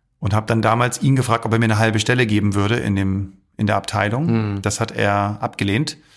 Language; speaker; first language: German; early bilingual, other home language; Arabic